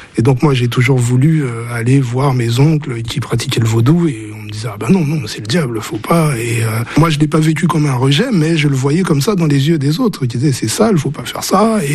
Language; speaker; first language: French; early bilingual, other home language; Haitian Creole